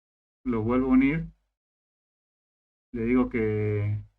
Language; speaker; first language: Spanish; native; Spanish